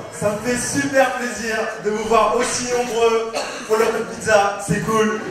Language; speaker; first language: French; early bilingual, other home language; Vietnamese